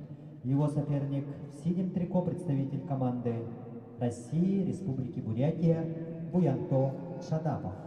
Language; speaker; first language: Russian; native; Russian